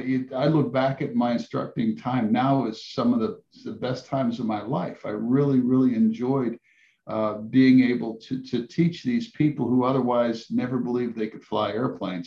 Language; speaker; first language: English; native; English